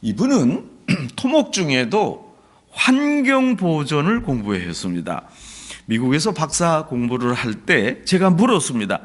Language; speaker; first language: Korean; native; Korean